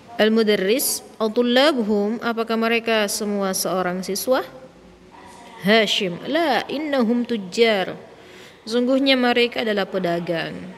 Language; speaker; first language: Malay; native; Malay